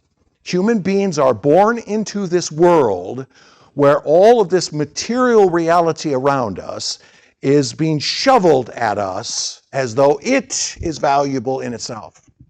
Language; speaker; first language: English; native; English